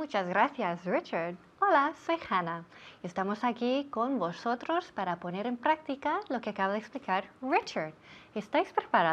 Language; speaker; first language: Spanish; non-native, fluent; English